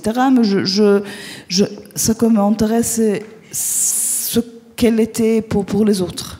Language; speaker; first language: French; non-native, fluent; Italian